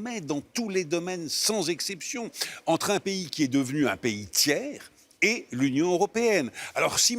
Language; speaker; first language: French; native; French